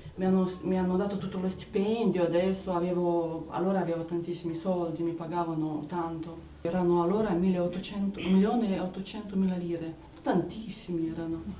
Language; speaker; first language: Italian; non-native, fluent; Romanian